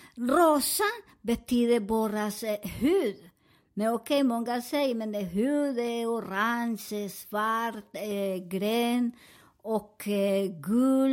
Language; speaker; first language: Swedish; non-native, learner; Spanish